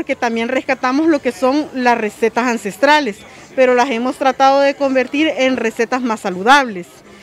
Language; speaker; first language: Spanish; native; Spanish